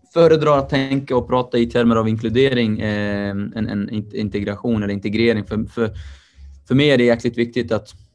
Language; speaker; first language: Swedish; early bilingual, other home language; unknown